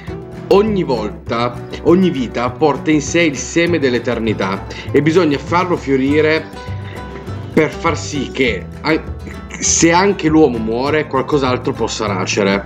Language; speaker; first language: Italian; native; Italian